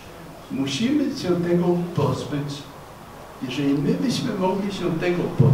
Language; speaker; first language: Polish; non-native, fluent; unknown